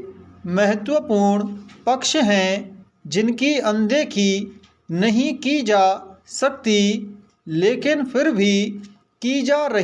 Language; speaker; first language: Hindi; native; Hindi